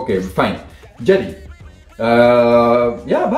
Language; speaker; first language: Indonesian; non-native, fluent; French